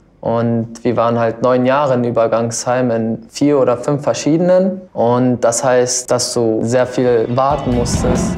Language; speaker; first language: German; early bilingual, other home language; Albanian